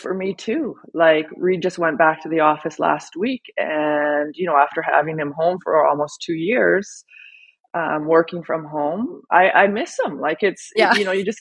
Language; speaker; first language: English; native; English